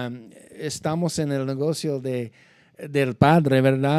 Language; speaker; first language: Spanish; non-native, fluent; English